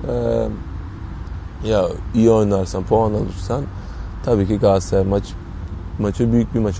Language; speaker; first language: Turkish; early bilingual, heritage; Turkish